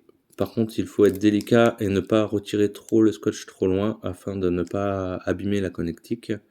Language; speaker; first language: French; native; French